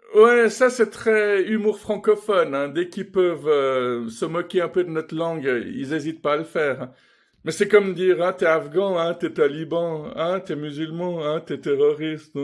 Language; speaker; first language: French; early bilingual, other home language; Persian